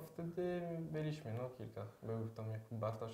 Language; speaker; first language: Polish; early bilingual, heritage; French